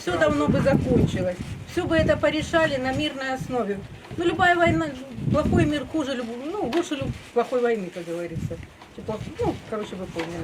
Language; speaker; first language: Russian; native; Russian